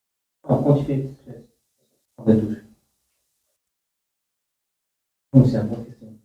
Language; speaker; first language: French; non-native, learner; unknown